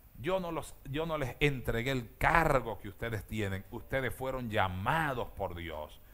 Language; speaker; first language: Spanish; native; Spanish